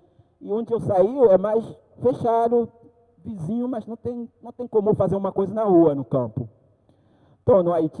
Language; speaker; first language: Portuguese; non-native, learner; Haitian Creole